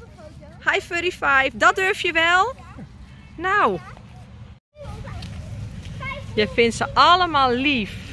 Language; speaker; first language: Dutch; native; Dutch